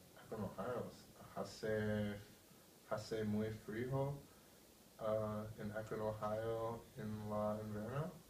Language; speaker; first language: Spanish; non-native, learner; English